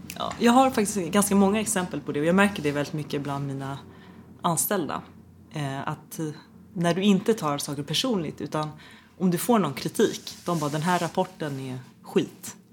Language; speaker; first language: Swedish; early bilingual, other home language; Persian